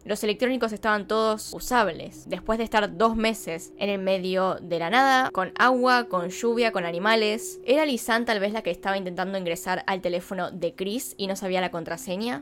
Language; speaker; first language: Spanish; native; Spanish